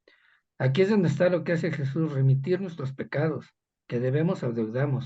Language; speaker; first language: Spanish; native; Spanish